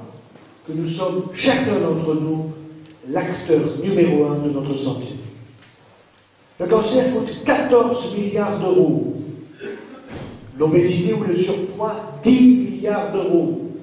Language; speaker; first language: French; native; French